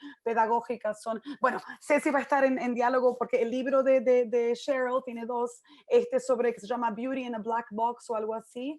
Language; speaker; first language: Spanish; native; Spanish